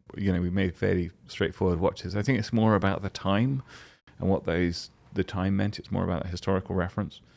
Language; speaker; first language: English; native; English